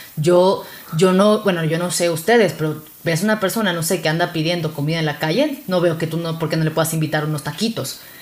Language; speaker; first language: Spanish; native; Spanish